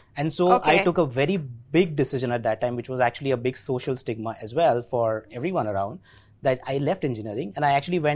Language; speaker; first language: English; non-native, local second language; Gujarati